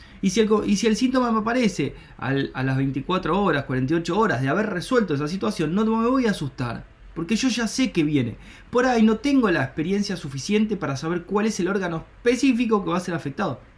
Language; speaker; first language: Spanish; native; Spanish